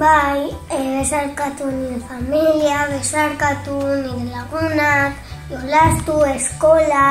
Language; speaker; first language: Basque; non-native, local second language; Spanish